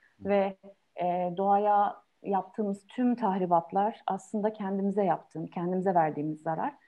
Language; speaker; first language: Turkish; native; Turkish